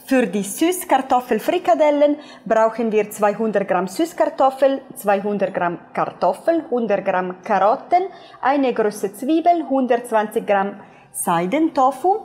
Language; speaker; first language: German; non-native, fluent; Italian